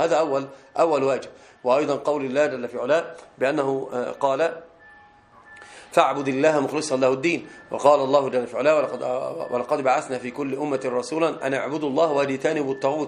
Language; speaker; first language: Arabic; native; Arabic